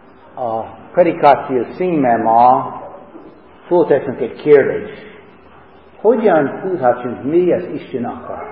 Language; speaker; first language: Hungarian; non-native, learner; English